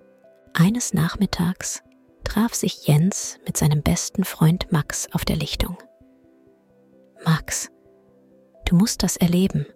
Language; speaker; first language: German; native; German